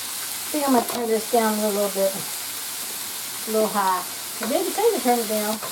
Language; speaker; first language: English; native; English